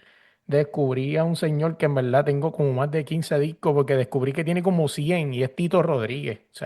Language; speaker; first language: Spanish; native; Spanish